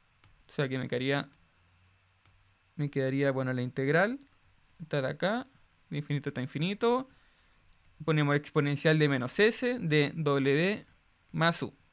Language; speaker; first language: Spanish; native; Spanish